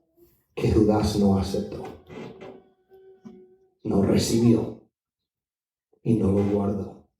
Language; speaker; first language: Spanish; non-native, fluent; English